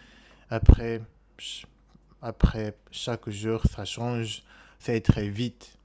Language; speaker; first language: French; non-native, learner; Japanese